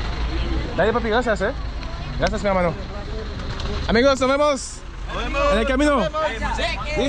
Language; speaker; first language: Spanish; non-native, fluent; French